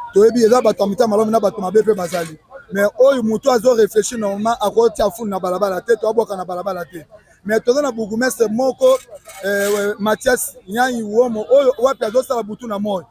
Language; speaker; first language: Lingala; native; Lingala